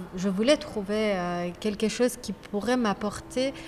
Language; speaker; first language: French; non-native, fluent; Persian